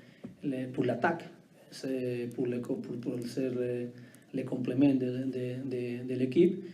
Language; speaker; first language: French; non-native, learner; Spanish